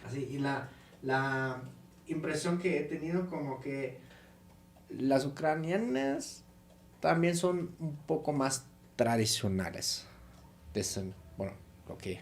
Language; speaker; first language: Spanish; non-native, fluent; German